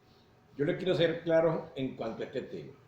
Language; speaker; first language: Spanish; native; Spanish